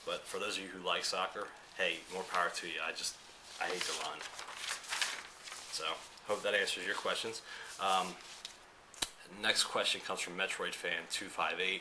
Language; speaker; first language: English; early bilingual, other home language; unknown